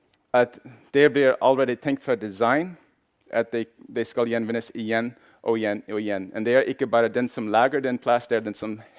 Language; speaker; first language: Norwegian; non-native, fluent; English